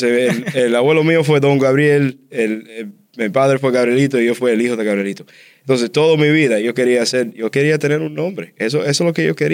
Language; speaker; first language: Spanish; early bilingual, heritage; Spanish